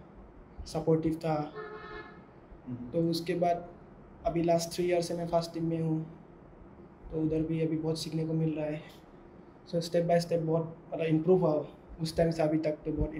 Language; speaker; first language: Hindi; non-native, local second language; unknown